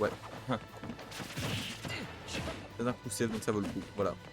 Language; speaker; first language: French; native; French